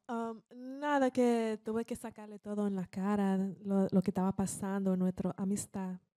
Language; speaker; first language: Spanish; early bilingual, heritage; Spanish